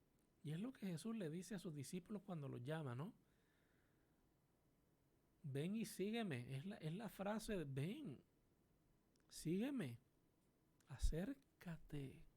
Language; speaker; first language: Spanish; native; Spanish